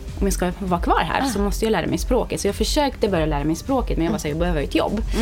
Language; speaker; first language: Swedish; non-native, fluent; Romanian